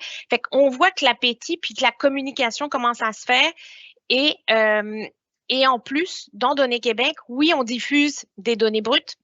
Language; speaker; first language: French; native; French